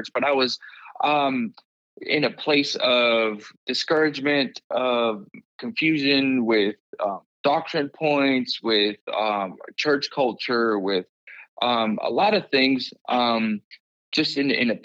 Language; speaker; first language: English; early bilingual, other home language; Spanish